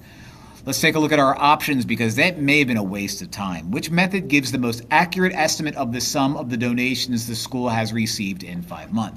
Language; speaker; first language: English; native; English